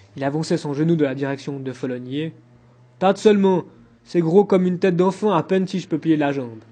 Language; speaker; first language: French; native; French